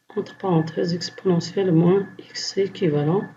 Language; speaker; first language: French; non-native, local second language; Arabic